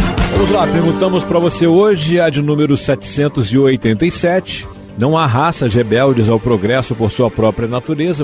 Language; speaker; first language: Portuguese; native; Portuguese